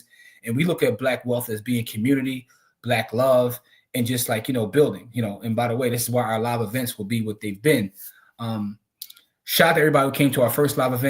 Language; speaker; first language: English; native; English